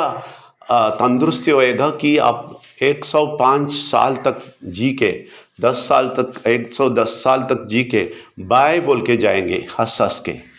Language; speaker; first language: Hindi; non-native, local second language; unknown